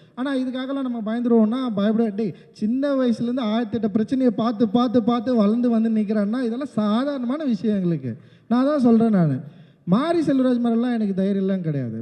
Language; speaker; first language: Tamil; native; Tamil